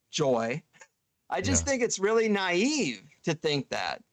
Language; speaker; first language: English; native; English